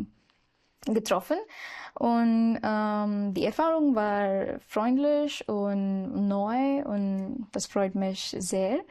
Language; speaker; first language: German; non-native, learner; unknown